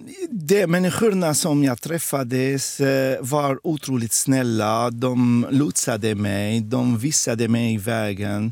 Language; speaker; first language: Swedish; non-native, fluent; Arabic